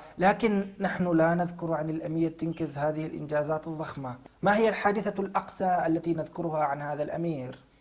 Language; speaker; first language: Arabic; native; Arabic